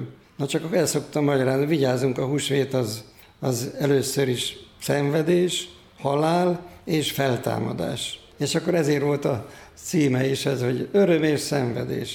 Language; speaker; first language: Hungarian; native; Hungarian